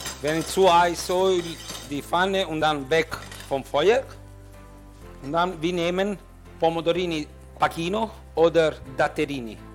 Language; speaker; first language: German; non-native, learner; Italian